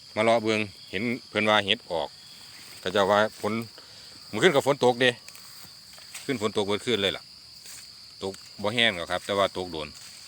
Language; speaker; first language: Thai; native; Thai